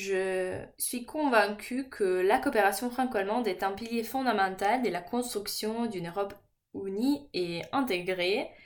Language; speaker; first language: French; non-native, fluent; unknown